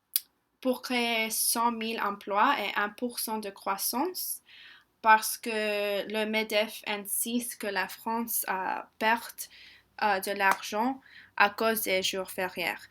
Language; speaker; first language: French; non-native, learner; English